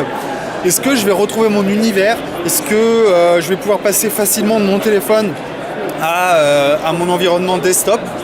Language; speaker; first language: French; native; French